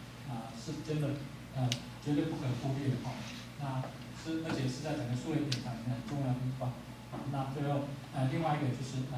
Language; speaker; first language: Chinese; native; Chinese